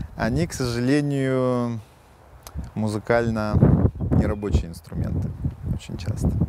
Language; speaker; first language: Russian; native; Russian